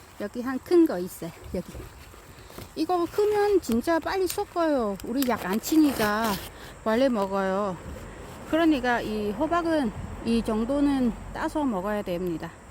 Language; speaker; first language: Korean; non-native, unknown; Vietnamese